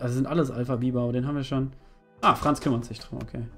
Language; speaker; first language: German; native; German